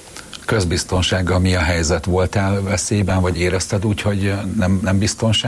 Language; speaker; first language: Hungarian; native; Hungarian